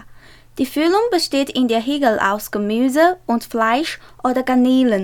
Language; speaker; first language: German; non-native, learner; Chinese